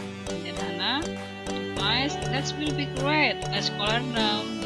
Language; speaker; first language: English; non-native, fluent; Indonesian